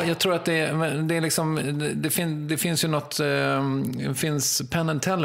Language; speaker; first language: Swedish; native; Swedish